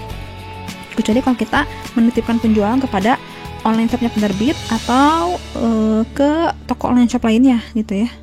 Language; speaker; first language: Indonesian; native; Indonesian